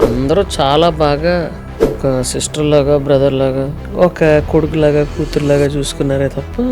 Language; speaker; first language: Telugu; native; Telugu